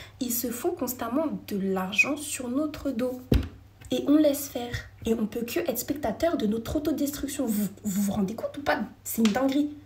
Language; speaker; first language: French; early bilingual, other home language; Wolof